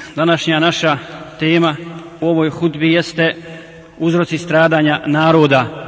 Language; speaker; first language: Bosnian; native; Bosnian